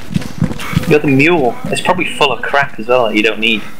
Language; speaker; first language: English; native; English